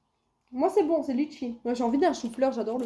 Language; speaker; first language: French; native; French